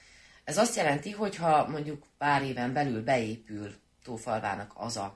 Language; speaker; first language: Hungarian; native; Hungarian